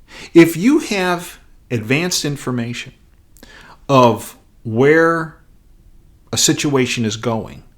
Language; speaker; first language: English; native; English